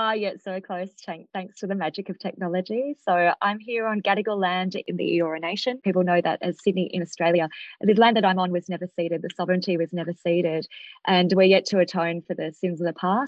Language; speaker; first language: English; native; English